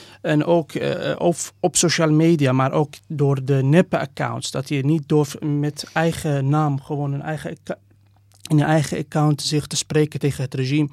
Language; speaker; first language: Dutch; non-native, fluent; Persian